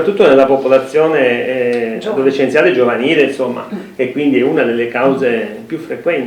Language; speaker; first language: Italian; native; Italian